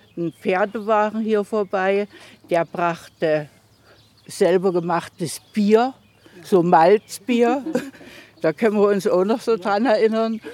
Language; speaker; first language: German; native; German